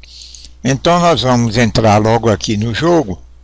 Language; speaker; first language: Portuguese; native; Portuguese